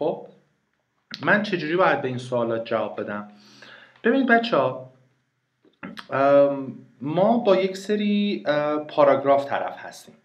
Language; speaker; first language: Persian; native; Persian